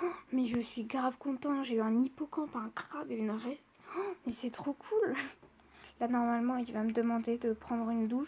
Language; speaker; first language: French; native; French